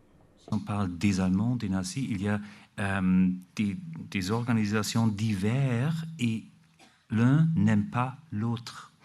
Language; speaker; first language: French; non-native, learner; German